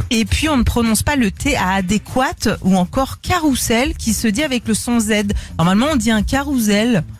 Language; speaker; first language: French; native; French